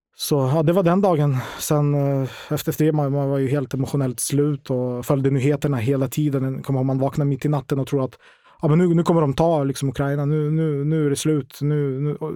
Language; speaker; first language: Swedish; non-native, fluent; Ukrainian